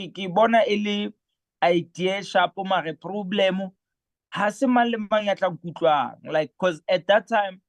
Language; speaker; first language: English; non-native, local second language; Southern Sotho